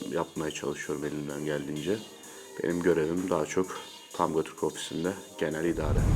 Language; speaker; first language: Turkish; native; Turkish